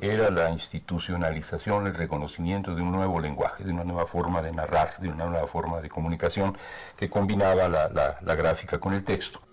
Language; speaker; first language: Spanish; native; Spanish